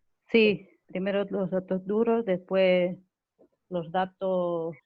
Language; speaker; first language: Spanish; non-native, local second language; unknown